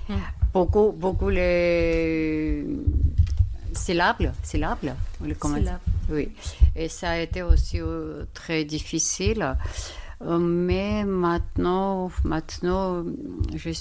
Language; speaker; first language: French; non-native, learner; Georgian